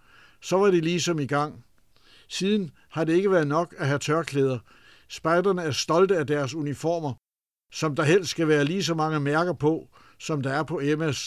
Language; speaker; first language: Danish; native; Danish